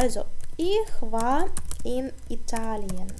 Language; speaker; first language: German; non-native, fluent; Ukrainian